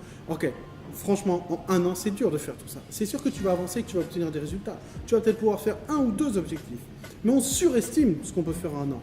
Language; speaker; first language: French; native; French